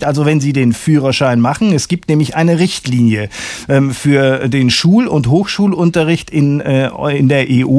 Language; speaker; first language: German; native; German